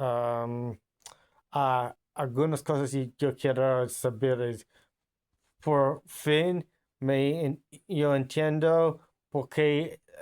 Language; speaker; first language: Spanish; non-native, learner; English